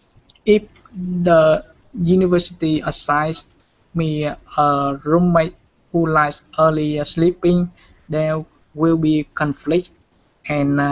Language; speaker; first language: English; non-native, learner; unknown